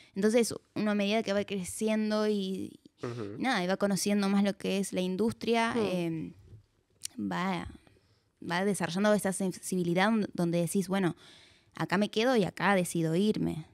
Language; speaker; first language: Spanish; native; Spanish